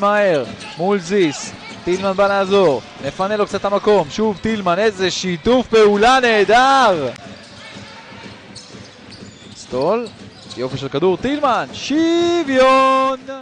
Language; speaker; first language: Hebrew; native; Hebrew